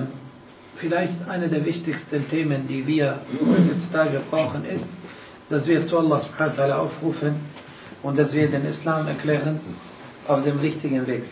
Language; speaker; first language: German; non-native, fluent; Arabic